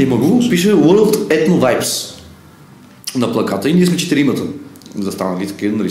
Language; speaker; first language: Bulgarian; native; Bulgarian